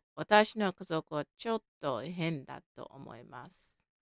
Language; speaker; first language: Japanese; non-native, learner; English